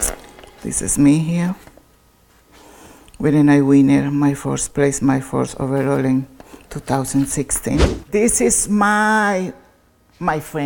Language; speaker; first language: English; non-native, learner; Spanish